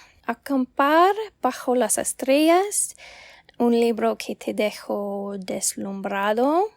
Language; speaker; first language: Spanish; non-native, learner; English